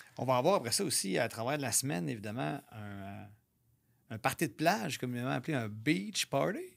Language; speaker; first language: French; native; French